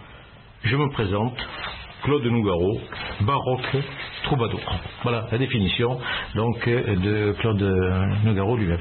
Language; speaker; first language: French; native; French